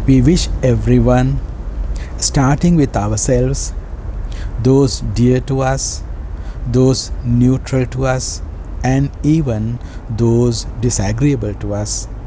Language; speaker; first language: English; non-native, local second language; Sinhala